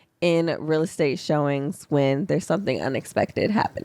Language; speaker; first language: English; native; English